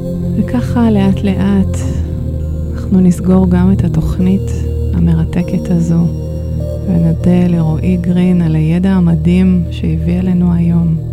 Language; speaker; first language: Hebrew; native; Hebrew